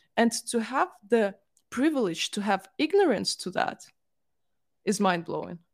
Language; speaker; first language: English; non-native, fluent; Russian